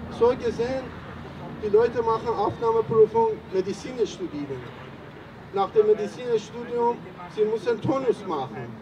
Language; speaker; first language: German; non-native, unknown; Persian